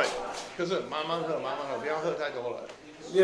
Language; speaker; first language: Chinese; non-native, learner; English